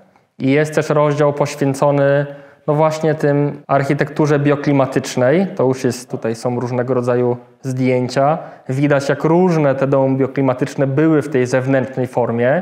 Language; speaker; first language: Polish; native; Polish